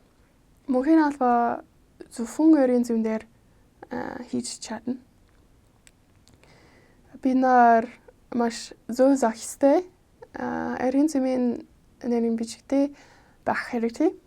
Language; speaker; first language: Mongolian; non-native, fluent; English